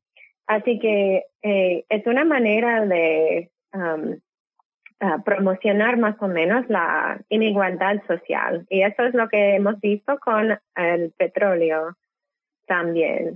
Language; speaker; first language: Spanish; non-native, fluent; English